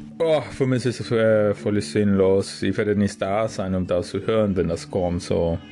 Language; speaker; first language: German; non-native, fluent; Spanish